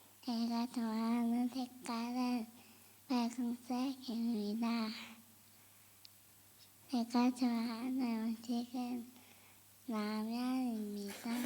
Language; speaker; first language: Korean; early bilingual, heritage; Korean